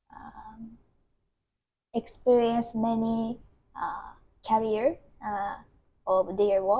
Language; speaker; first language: English; non-native, learner; Japanese